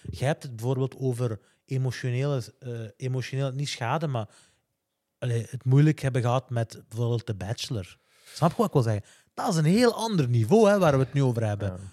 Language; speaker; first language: Dutch; native; Dutch